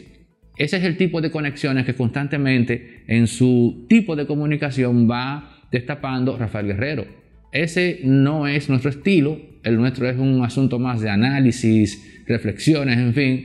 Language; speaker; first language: Spanish; native; Spanish